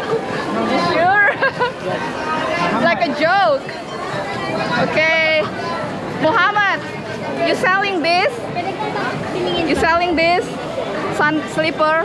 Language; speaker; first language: English; non-native, learner; Indonesian